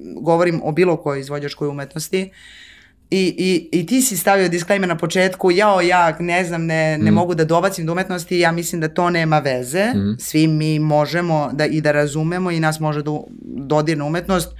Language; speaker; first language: Serbian; native; Serbian